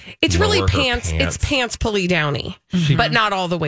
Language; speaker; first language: English; native; English